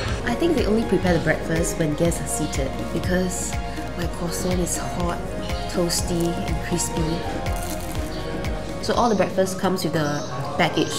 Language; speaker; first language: English; non-native, local second language; Chinese